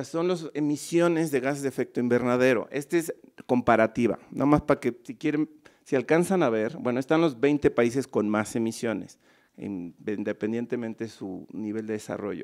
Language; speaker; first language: Spanish; native; Spanish